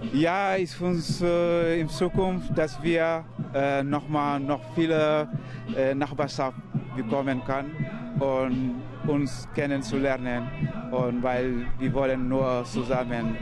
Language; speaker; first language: German; non-native, learner; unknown